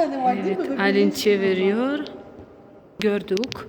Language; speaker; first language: Turkish; non-native, learner; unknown